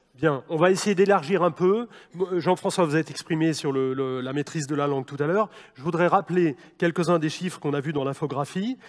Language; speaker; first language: French; native; French